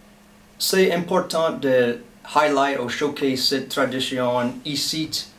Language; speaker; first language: French; non-native, local second language; English